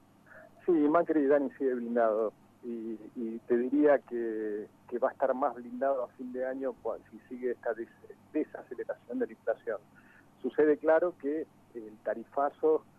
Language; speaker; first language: Spanish; native; Spanish